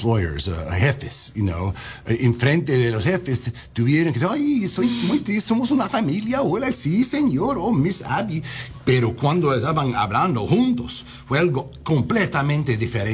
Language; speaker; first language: Spanish; non-native, learner; English